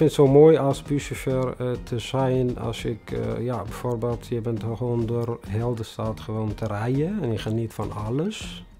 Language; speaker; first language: Dutch; non-native, fluent; Tigrinya